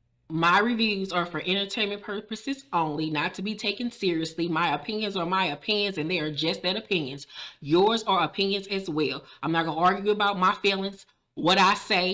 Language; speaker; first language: English; native; English